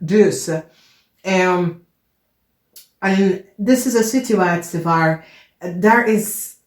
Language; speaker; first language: Dutch; non-native, fluent; English